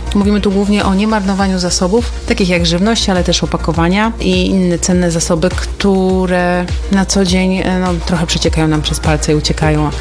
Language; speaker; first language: Polish; native; Polish